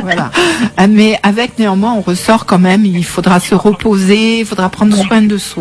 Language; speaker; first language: French; native; French